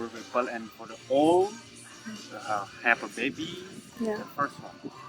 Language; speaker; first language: English; non-native, learner; Indonesian